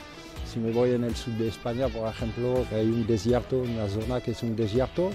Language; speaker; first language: Spanish; non-native, fluent; French